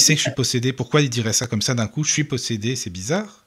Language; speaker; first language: French; native; French